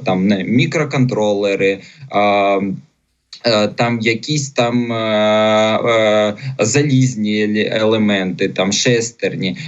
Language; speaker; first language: Ukrainian; non-native, local second language; Russian